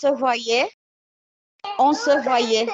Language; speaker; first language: French; non-native, learner; Arabic